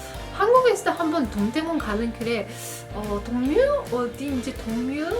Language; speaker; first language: Korean; non-native, fluent; Azerbaijani